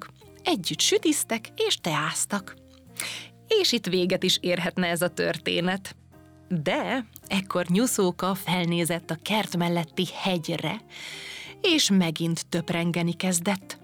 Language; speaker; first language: Hungarian; native; Hungarian